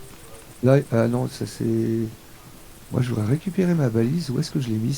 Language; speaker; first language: French; native; French